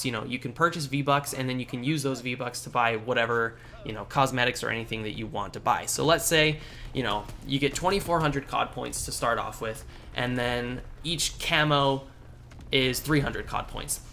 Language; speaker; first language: English; native; English